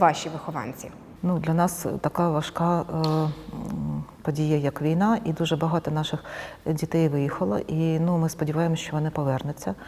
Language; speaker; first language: Ukrainian; non-native, local second language; Russian